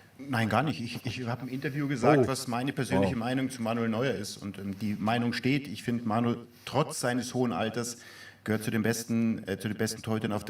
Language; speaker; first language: German; native; German